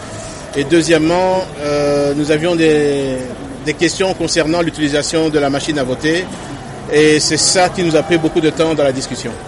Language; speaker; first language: French; non-native, local second language; Lingala